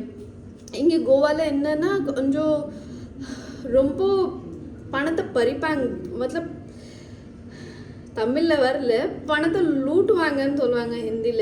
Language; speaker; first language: Tamil; early bilingual, heritage; Tamil